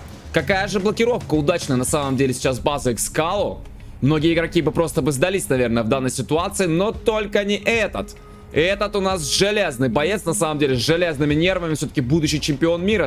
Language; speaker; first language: Russian; native; Russian